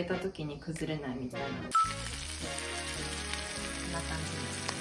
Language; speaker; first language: Japanese; native; Japanese